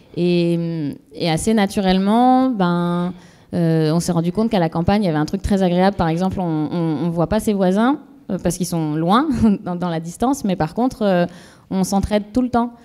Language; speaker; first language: French; native; French